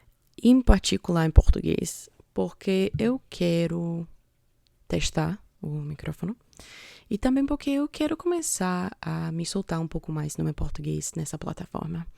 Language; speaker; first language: Portuguese; non-native, fluent; English